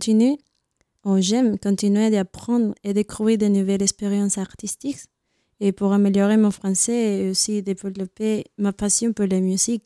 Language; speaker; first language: French; non-native, learner; Spanish